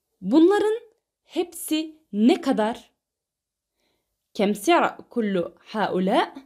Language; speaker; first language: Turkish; non-native, fluent; Arabic